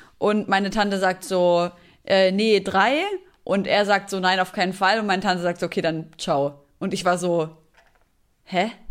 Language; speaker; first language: German; early bilingual, other home language; Arabic